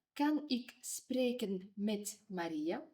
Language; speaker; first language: Dutch; non-native, fluent; Ukrainian